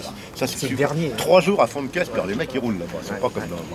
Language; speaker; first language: French; native; French